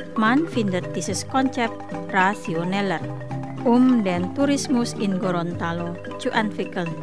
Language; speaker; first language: German; non-native, fluent; Indonesian